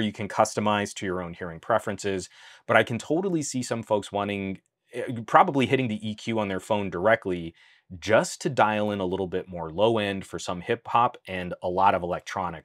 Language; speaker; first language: English; native; English